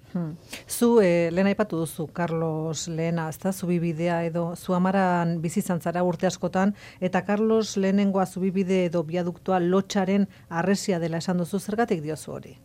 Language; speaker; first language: Basque; native; Basque